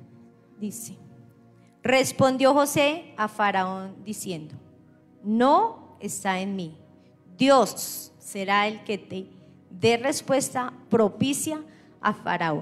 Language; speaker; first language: Spanish; native; Spanish